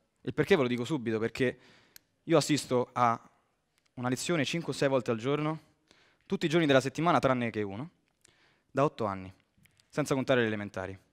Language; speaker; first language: Italian; native; Italian